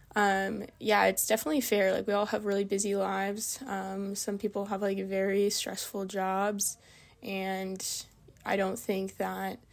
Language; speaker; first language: English; native; English